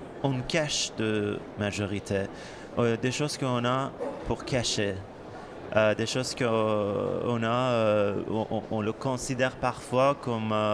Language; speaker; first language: French; non-native, fluent; Persian